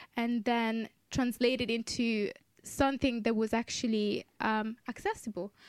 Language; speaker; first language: English; non-native, fluent; Italian